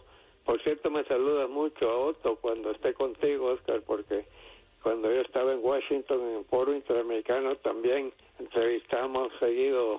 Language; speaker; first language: Spanish; native; Spanish